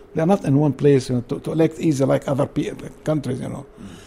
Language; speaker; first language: English; non-native, learner; Arabic